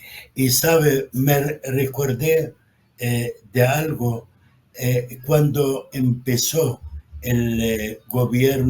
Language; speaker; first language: Spanish; non-native, fluent; Arabic